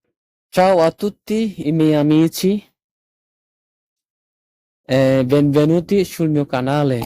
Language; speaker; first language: Italian; non-native, fluent; Bangla